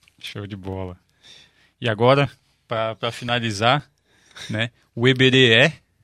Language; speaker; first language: Portuguese; native; Portuguese